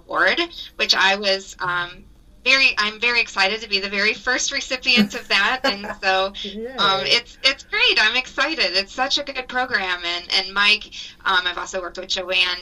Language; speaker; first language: English; native; English